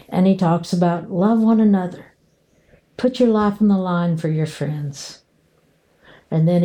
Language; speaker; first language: English; native; English